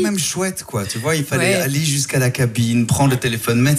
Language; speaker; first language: French; native; French